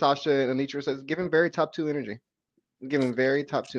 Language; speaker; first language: English; native; English